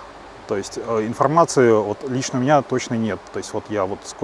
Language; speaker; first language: Russian; native; Russian